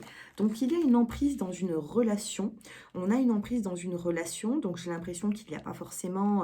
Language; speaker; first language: French; native; French